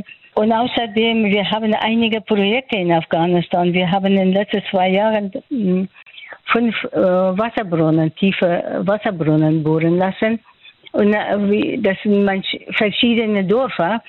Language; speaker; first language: German; non-native, fluent; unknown